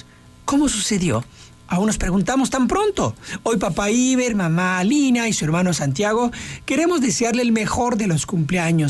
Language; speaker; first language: Spanish; native; Spanish